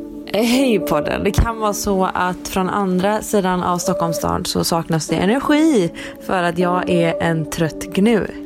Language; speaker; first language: Swedish; native; Swedish